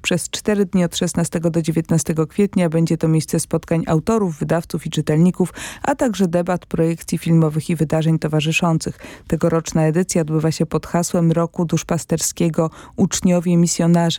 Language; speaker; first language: Polish; native; Polish